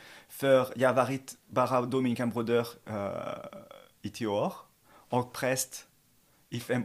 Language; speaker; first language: Swedish; non-native, fluent; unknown